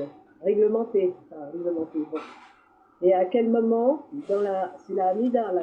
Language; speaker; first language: French; native; French